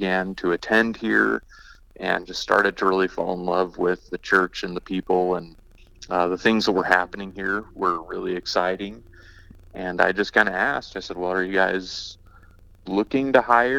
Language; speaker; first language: English; native; English